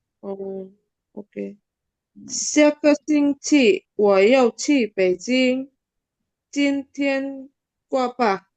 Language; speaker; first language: Chinese; non-native, learner; Indonesian